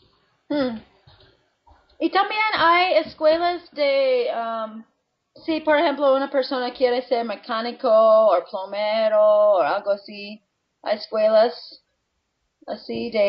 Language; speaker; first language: Spanish; non-native, fluent; English